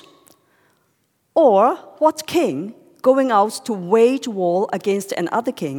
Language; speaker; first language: English; non-native, local second language; Cantonese